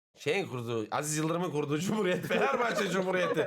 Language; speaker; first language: Turkish; native; Turkish